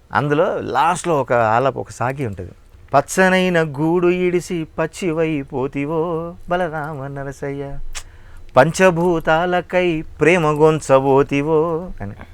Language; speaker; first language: Telugu; native; Telugu